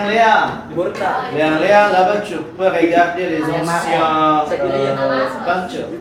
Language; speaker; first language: French; non-native, learner; Indonesian